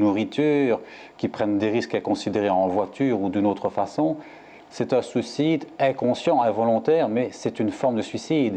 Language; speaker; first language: French; native; French